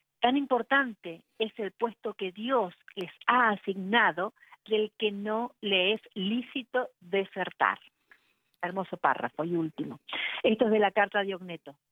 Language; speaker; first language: Spanish; native; Spanish